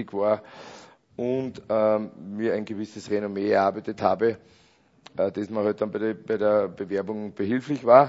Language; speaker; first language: German; native; German